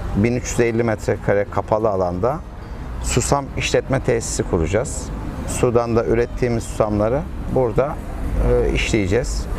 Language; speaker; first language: Turkish; native; Turkish